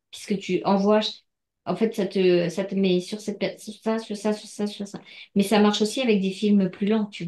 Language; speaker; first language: French; native; French